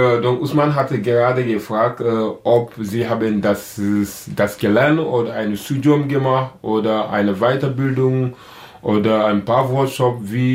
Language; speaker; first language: German; non-native, learner; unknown